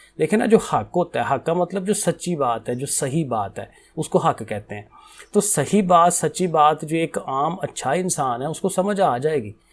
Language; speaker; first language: Urdu; non-native, local second language; Punjabi